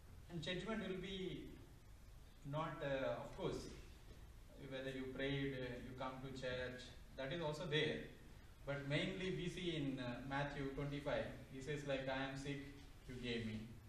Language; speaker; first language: English; non-native, local second language; Telugu